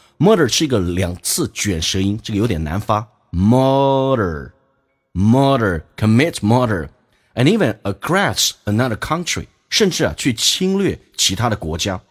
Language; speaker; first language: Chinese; native; Chinese